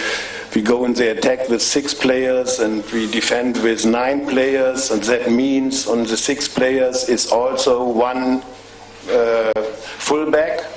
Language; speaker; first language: English; non-native, fluent; German